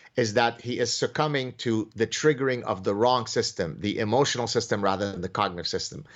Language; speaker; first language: English; early bilingual, other home language; Arabic